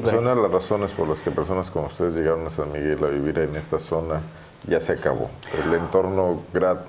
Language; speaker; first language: Spanish; native; Spanish